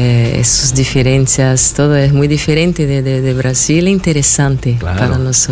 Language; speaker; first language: Spanish; non-native, fluent; Portuguese